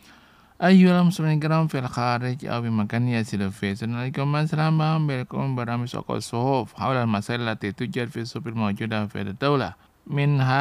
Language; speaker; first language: Arabic; non-native, learner; Indonesian